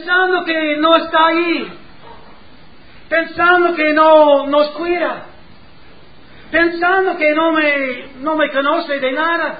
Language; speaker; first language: Spanish; non-native, learner; English